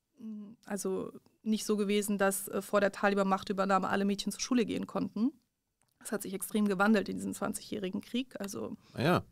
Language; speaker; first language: German; early bilingual, other home language; Persian